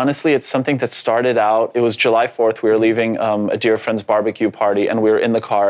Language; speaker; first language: English; non-native, fluent; Polish